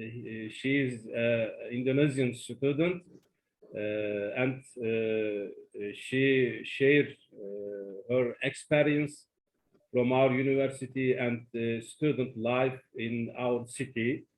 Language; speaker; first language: English; non-native, learner; Turkish